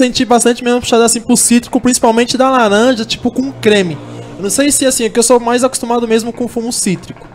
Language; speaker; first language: Portuguese; native; Portuguese